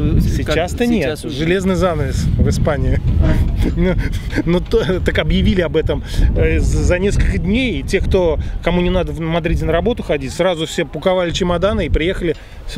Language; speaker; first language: Russian; native; Russian